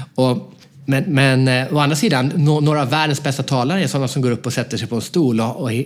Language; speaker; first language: Swedish; native; Swedish